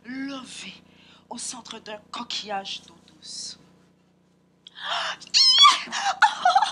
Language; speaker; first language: French; non-native, local second language; Haitian Creole